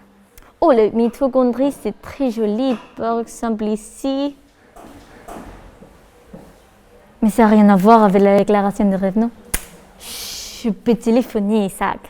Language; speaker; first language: French; non-native, learner; Spanish